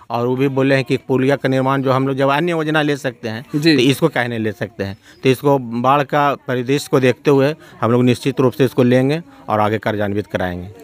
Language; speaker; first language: Hindi; native; Hindi